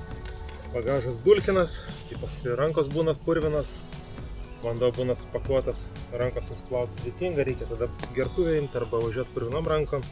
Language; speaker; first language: Lithuanian; native; Lithuanian